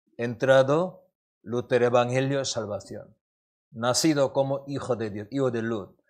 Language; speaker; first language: Spanish; non-native, learner; Korean